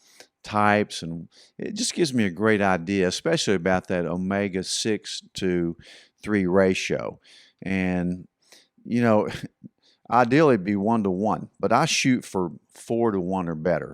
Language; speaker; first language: English; native; English